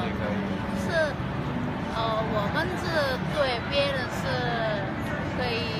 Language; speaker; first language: Chinese; non-native, learner; Indonesian